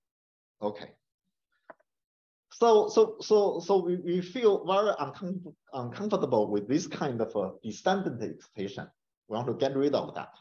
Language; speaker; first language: English; non-native, fluent; Chinese